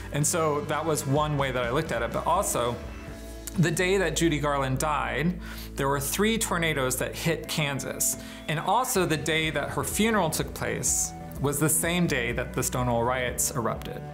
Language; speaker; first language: English; native; English